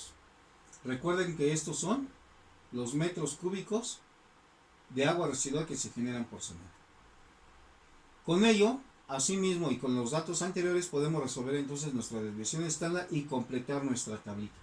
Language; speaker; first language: Spanish; native; Spanish